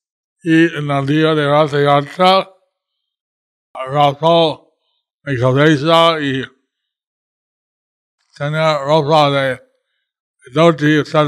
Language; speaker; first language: Spanish; non-native, learner; English